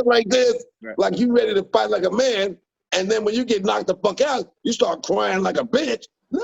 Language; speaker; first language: English; native; English